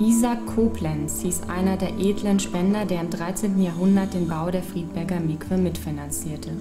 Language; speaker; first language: German; native; German